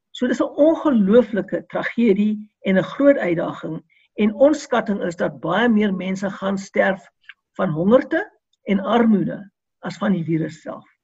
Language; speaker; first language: Afrikaans; non-native, local second language; English